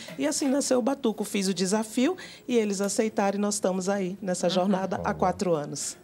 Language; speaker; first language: Portuguese; native; Portuguese